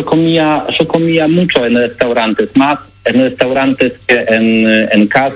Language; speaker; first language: Spanish; non-native, learner; Polish